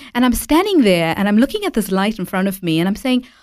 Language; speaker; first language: English; native; English